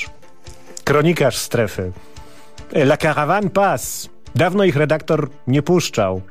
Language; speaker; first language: Polish; native; Polish